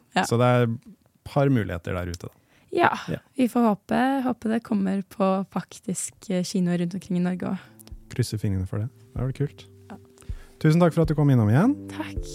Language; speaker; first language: Norwegian; native; Norwegian